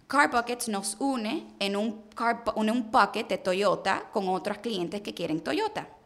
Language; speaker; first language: Spanish; early bilingual, heritage; Spanish